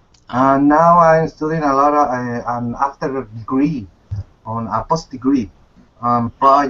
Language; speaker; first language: English; non-native, learner; Spanish